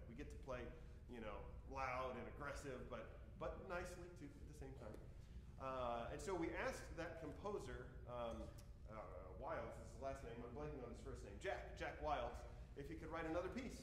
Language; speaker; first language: English; native; English